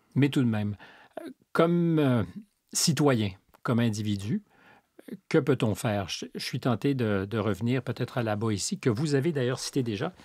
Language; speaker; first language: French; native; French